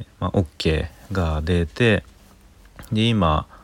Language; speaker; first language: Japanese; native; Japanese